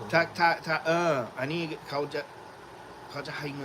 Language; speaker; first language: Thai; non-native, learner; English